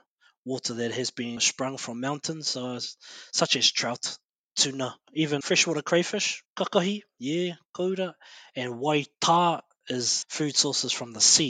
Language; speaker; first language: English; native; English